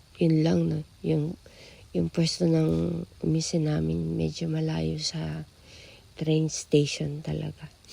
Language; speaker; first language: Filipino; native; Filipino